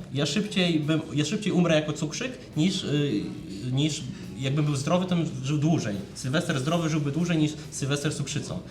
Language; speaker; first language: Polish; native; Polish